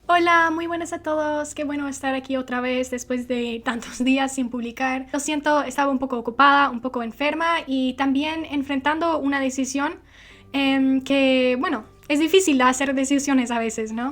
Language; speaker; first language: Spanish; non-native, fluent; English